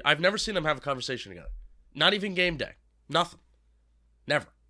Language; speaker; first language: English; native; English